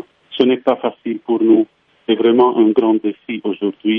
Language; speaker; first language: French; non-native, fluent; Arabic